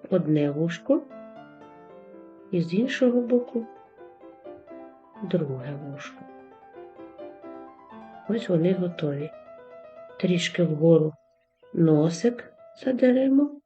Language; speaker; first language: Ukrainian; native; Ukrainian